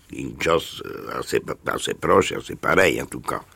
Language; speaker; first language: French; non-native, fluent; Spanish